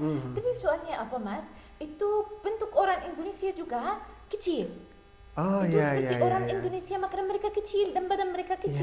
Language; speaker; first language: Indonesian; non-native, learner; Arabic